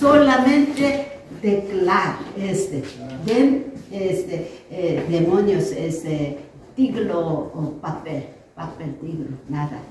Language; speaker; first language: Spanish; non-native, learner; Korean